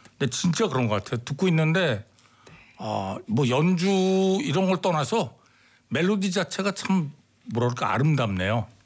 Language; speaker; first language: Korean; native; Korean